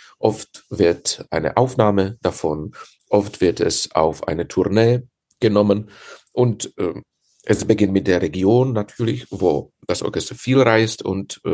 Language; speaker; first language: German; non-native, fluent; Czech